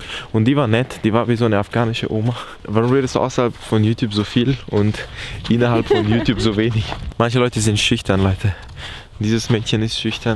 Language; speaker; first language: German; early bilingual, other home language; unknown